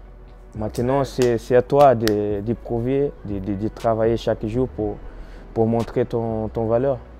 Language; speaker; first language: French; non-native, fluent; Portuguese